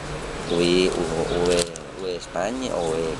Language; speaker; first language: French; non-native, learner; Spanish